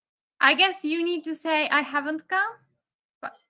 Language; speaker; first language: English; non-native, fluent; Turkish